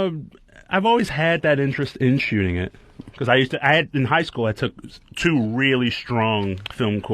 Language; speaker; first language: English; native; English